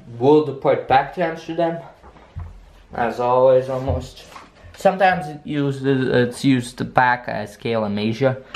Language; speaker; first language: English; non-native, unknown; Polish